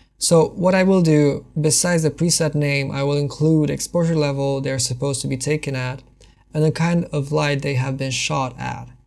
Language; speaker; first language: English; non-native, fluent; Hungarian